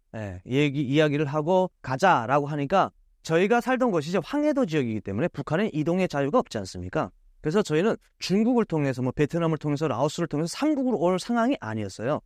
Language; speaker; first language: Korean; native; Korean